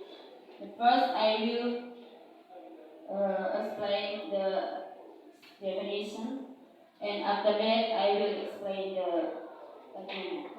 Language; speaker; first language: English; non-native, learner; Indonesian